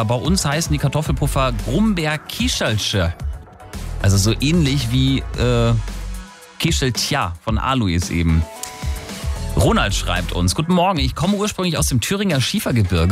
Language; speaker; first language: German; native; German